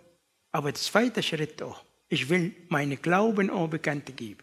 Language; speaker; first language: German; non-native, learner; Arabic